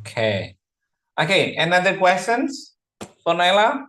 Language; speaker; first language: English; non-native, fluent; Indonesian